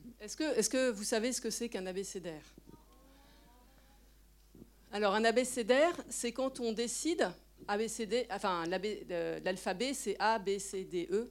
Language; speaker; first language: French; native; French